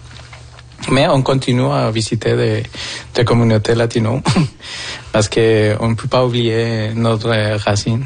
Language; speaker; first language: French; non-native, fluent; Spanish